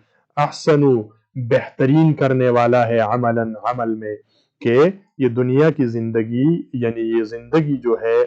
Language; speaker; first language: Urdu; native; Urdu